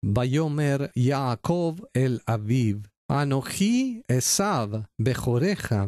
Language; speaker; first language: Hebrew; non-native, learner; Spanish